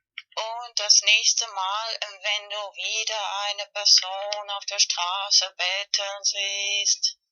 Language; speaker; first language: German; non-native, fluent; Spanish